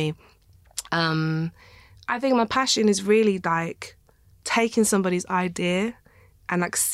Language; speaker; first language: English; native; English